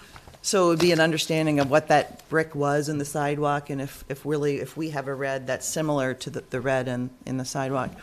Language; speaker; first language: English; native; English